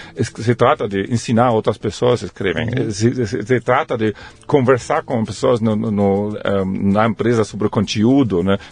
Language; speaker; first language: Portuguese; non-native, fluent; German